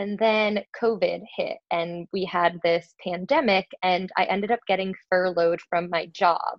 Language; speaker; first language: English; native; English